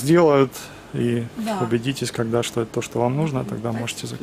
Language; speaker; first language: Russian; native; Russian